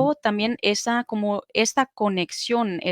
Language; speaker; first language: Spanish; non-native, fluent; German